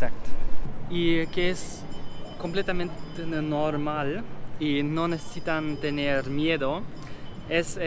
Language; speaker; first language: Spanish; non-native, learner; German